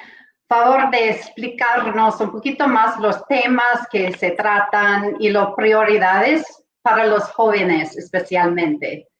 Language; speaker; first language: Spanish; non-native, fluent; English